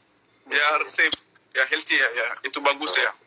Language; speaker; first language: Indonesian; non-native, learner; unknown